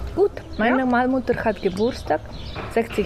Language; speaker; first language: German; non-native, learner; Ukrainian